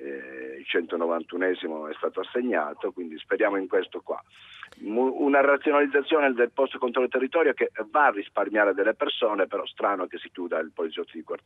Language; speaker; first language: Italian; native; Italian